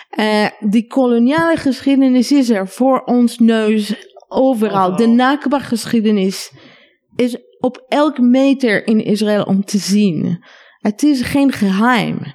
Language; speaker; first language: Dutch; non-native, fluent; Hebrew